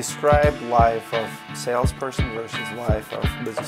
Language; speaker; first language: English; non-native, fluent; Russian